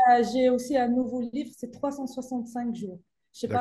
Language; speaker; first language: French; non-native, local second language; Arabic